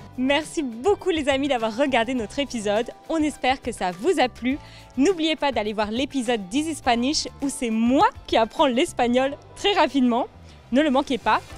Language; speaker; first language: French; native; French